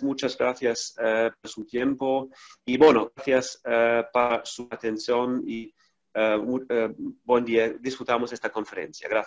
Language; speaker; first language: Spanish; non-native, fluent; German